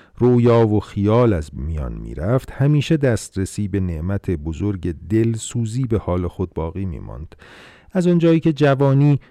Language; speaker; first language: Persian; native; Persian